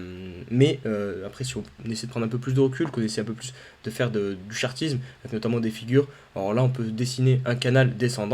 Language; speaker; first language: French; native; French